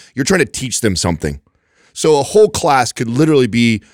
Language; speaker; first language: English; native; English